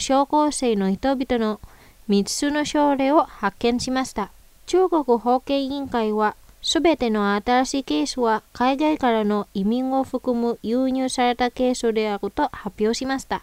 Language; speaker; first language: Japanese; non-native, fluent; Indonesian